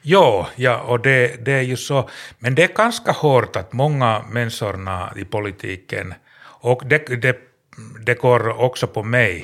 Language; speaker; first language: Swedish; non-native, learner; Finnish